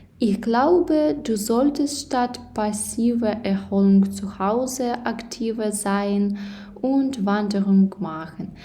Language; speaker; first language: German; non-native, fluent; Ukrainian